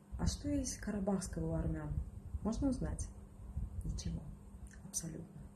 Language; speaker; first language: Russian; non-native, local second language; Azerbaijani